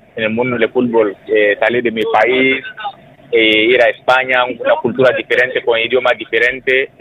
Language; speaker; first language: Spanish; non-native, fluent; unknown